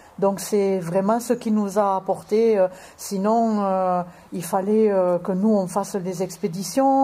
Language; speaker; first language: French; native; French